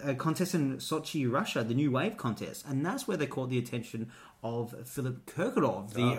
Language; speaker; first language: English; native; English